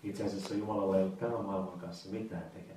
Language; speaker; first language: Finnish; native; Finnish